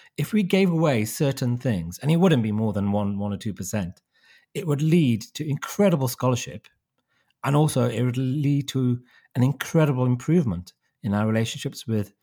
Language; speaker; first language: English; native; English